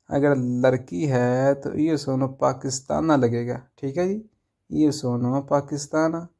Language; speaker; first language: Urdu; non-native, local second language; Punjabi